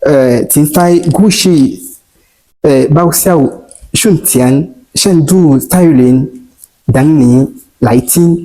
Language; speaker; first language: Chinese; non-native, learner; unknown